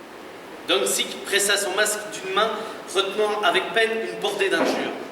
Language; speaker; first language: French; native; French